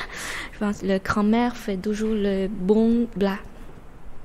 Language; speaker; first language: French; non-native, learner; Chinese